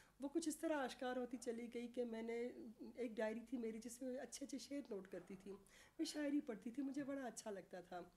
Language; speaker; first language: Urdu; non-native, local second language; Sindhi